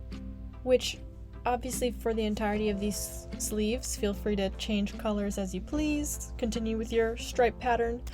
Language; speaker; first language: English; native; English